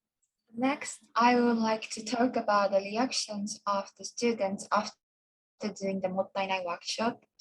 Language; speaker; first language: English; non-native, learner; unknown